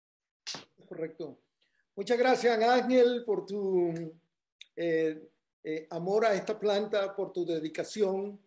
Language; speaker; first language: Spanish; native; Spanish